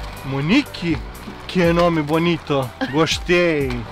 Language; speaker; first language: Portuguese; non-native, learner; Serbian